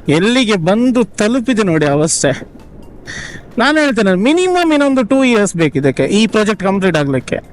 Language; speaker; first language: Kannada; native; Kannada